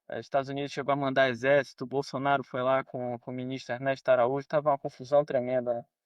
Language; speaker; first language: Portuguese; native; Portuguese